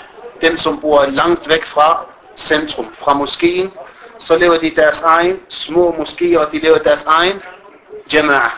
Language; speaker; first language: Danish; early bilingual, other home language; Arabic